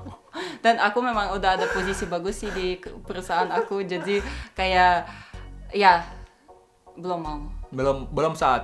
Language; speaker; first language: Indonesian; non-native, fluent; Russian